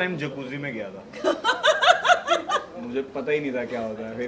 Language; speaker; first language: Hindi; native; Hindi